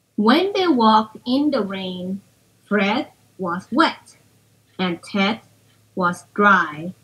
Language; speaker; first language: English; non-native, fluent; Thai